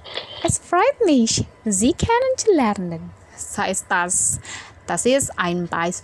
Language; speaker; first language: German; non-native, learner; Indonesian